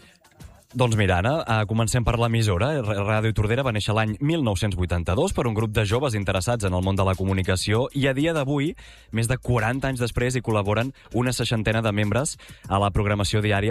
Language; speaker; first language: Catalan; native; Catalan